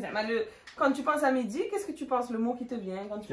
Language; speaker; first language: French; native; French